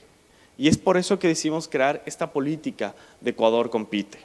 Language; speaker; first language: Spanish; native; Spanish